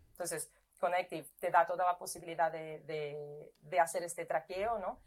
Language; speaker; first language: Spanish; non-native, fluent; Portuguese